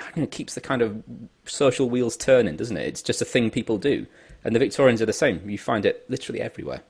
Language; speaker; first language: English; native; English